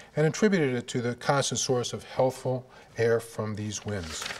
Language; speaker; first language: English; native; English